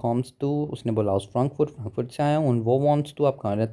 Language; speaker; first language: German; non-native, learner; Hindi